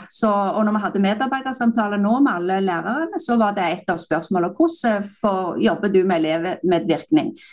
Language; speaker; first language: Norwegian; native; Norwegian